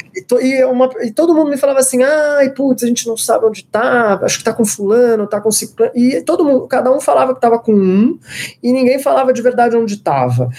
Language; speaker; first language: Portuguese; native; Portuguese